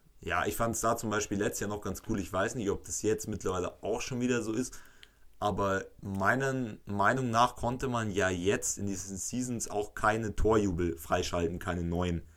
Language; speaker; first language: German; native; German